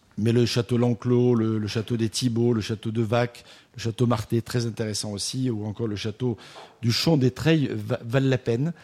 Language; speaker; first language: French; native; French